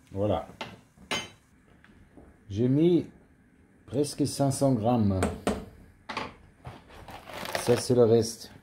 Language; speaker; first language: French; non-native, learner; German